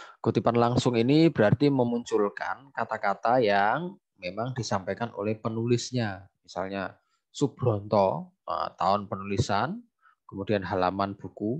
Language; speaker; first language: Indonesian; native; Indonesian